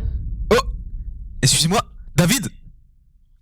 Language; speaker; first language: French; native; French